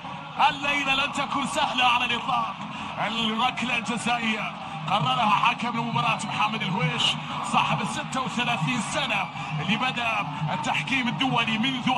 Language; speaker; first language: Arabic; native; Arabic